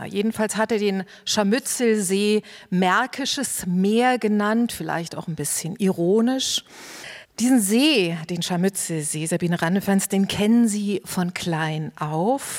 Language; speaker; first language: German; native; German